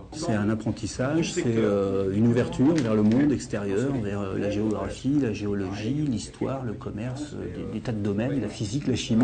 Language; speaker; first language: French; native; French